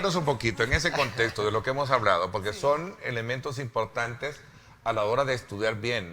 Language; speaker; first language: Spanish; native; Spanish